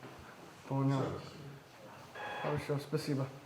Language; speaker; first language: Russian; non-native, learner; English